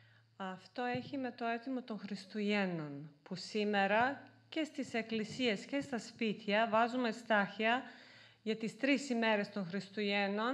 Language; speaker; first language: Greek; non-native, fluent; Serbian